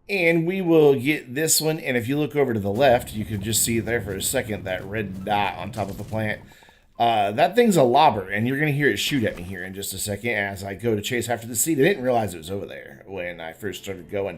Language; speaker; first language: English; native; English